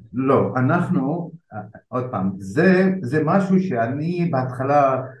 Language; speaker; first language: Hebrew; non-native, local second language; Arabic